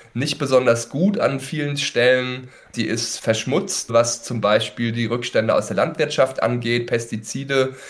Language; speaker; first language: German; native; German